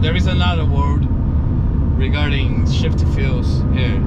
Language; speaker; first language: English; non-native, fluent; Portuguese